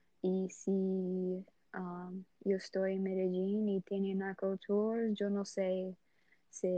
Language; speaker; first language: Spanish; non-native, learner; English